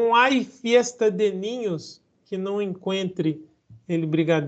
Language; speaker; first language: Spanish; non-native, learner; Portuguese